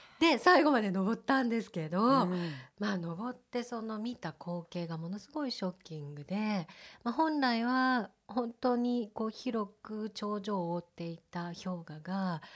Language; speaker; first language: Japanese; native; Japanese